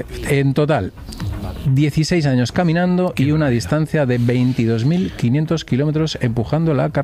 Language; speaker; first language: Spanish; native; Spanish